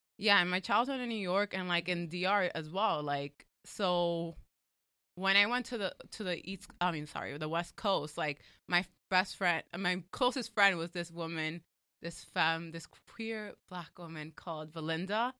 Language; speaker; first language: English; early bilingual, other home language; Spanish